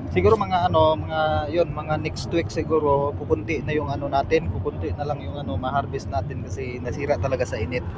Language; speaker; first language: Filipino; non-native, local second language; Cebuano